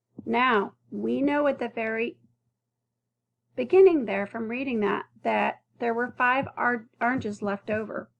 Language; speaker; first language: English; native; English